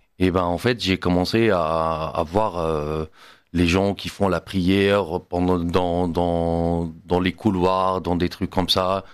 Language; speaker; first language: French; non-native, fluent; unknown